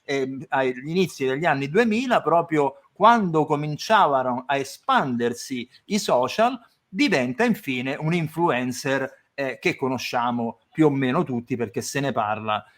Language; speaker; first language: Italian; native; Italian